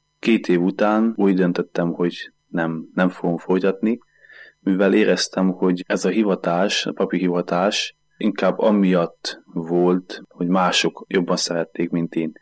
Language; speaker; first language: Hungarian; native; Hungarian